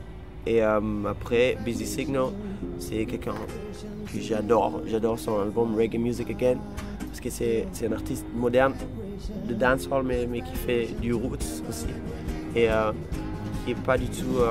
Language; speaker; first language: French; non-native, fluent; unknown